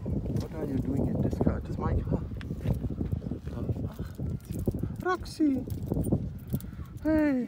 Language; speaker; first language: English; non-native, learner; German